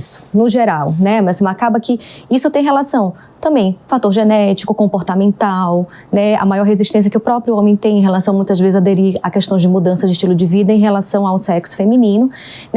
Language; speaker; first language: Portuguese; native; Portuguese